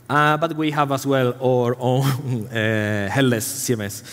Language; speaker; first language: English; non-native, fluent; Spanish